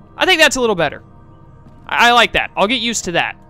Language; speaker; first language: English; native; English